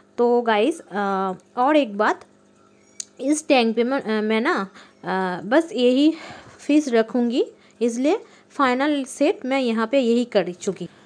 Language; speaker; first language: Hindi; non-native, local second language; Bangla